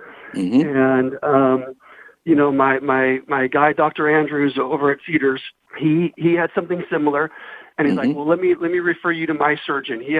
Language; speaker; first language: English; native; English